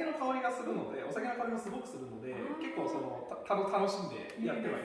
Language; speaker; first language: Japanese; native; Japanese